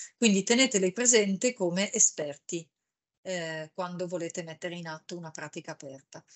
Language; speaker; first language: Italian; native; Italian